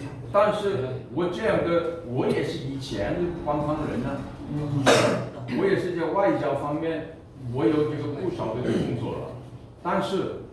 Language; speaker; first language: Chinese; non-native, fluent; Korean